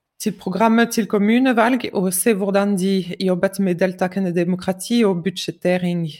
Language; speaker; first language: Norwegian; non-native, fluent; French